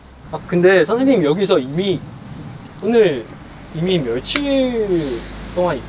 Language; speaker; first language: Korean; non-native, fluent; Chinese